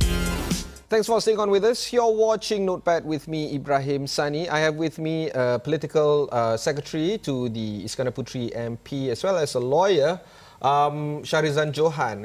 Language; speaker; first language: English; non-native, local second language; Malay